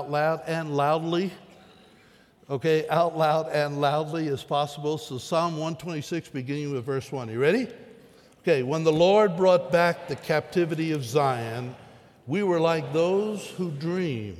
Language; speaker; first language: English; native; English